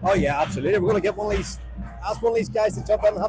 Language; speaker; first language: English; native; English